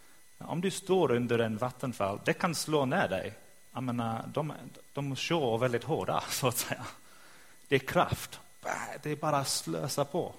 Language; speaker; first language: Swedish; non-native, fluent; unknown